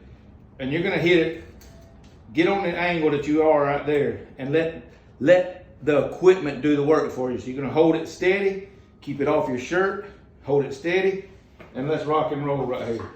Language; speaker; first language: English; native; English